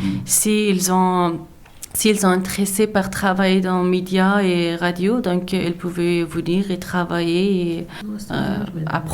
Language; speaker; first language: French; non-native, learner; Persian